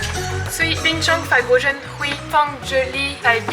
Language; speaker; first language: Chinese; non-native, fluent; French